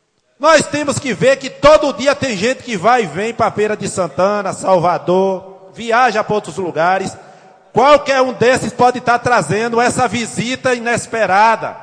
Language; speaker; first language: Portuguese; native; Portuguese